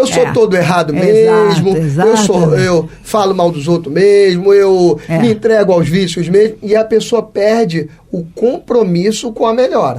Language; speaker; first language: Portuguese; native; Portuguese